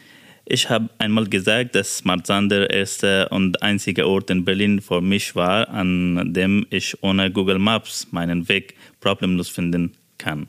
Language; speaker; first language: German; non-native, fluent; Persian